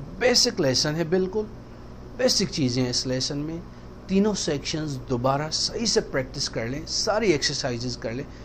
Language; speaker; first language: Urdu; non-native, local second language; Baluchi